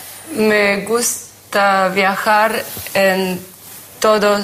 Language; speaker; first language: Spanish; non-native, learner; Russian